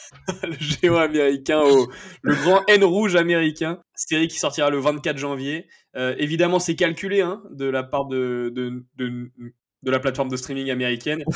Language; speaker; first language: French; native; French